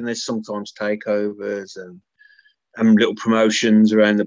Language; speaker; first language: English; native; English